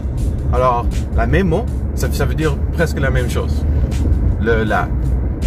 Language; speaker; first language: French; non-native, learner; English